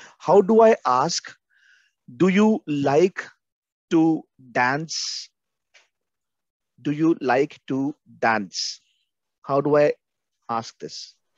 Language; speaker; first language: English; non-native, local second language; Hindi